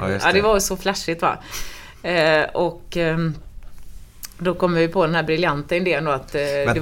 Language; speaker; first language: Swedish; native; Swedish